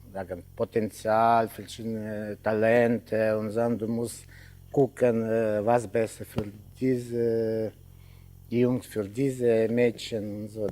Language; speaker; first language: German; non-native, learner; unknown